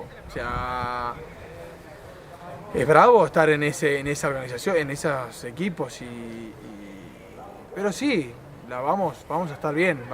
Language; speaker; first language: Spanish; native; Spanish